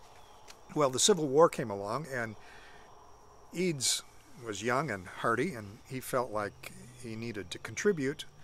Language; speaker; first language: English; native; English